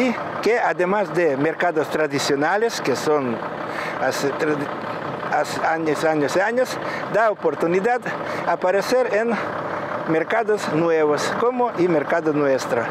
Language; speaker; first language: Spanish; non-native, fluent; Russian